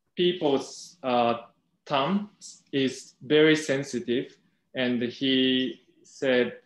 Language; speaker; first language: English; non-native, fluent; Japanese